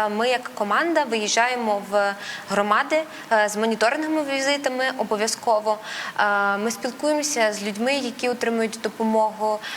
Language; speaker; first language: Ukrainian; non-native, local second language; Russian